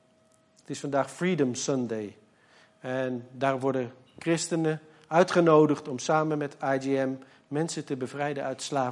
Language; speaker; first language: Dutch; native; Dutch